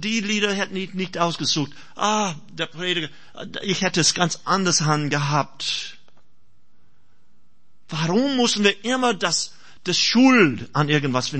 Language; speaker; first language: German; non-native, fluent; English